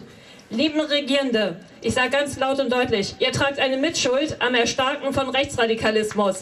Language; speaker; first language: German; native; German